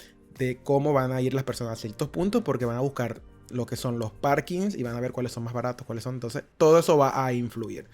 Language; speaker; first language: Spanish; native; Spanish